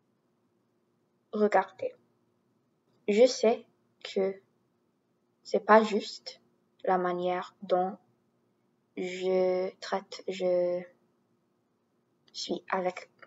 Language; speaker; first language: French; non-native, learner; English